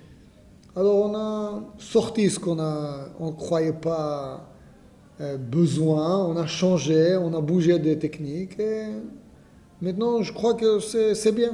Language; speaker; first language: French; non-native, fluent; Hebrew